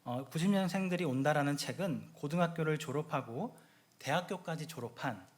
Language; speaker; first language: Korean; native; Korean